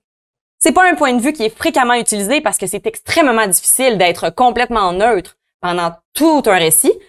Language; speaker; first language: French; native; French